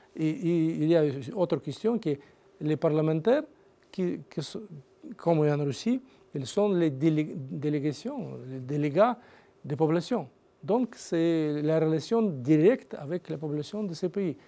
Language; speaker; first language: French; non-native, learner; Russian